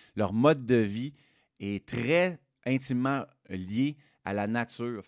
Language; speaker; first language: French; native; French